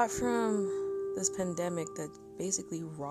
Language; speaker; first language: English; non-native, local second language; Yoruba